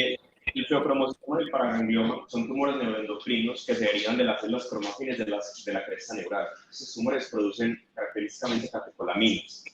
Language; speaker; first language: Spanish; native; Spanish